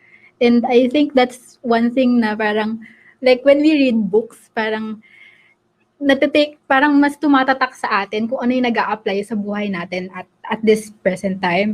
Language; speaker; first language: Filipino; native; Filipino